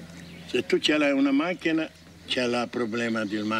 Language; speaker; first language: Italian; non-native, fluent; Tibetan